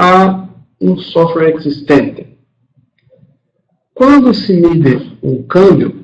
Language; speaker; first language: Spanish; non-native, fluent; Portuguese